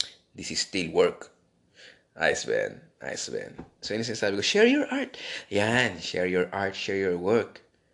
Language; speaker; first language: English; non-native, local second language; Filipino